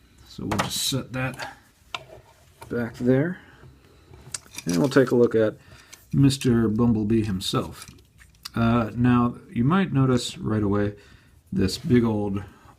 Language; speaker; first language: English; native; English